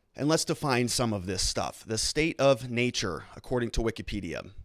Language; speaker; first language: English; native; English